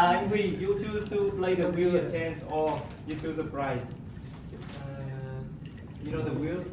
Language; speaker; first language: English; non-native, learner; Vietnamese